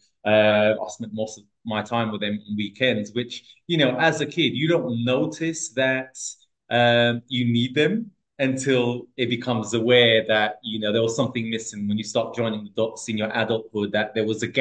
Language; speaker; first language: English; early bilingual, other home language; Portuguese